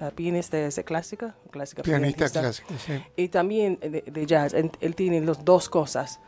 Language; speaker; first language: Spanish; non-native, learner; English